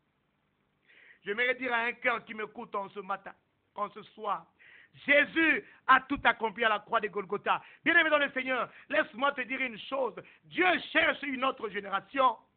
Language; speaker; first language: French; non-native, local second language; Lingala